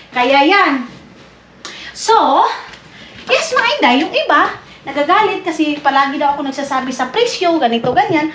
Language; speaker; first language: Filipino; non-native, local second language; Cebuano